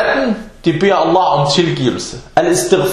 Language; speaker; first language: Danish; early bilingual, other home language; Arabic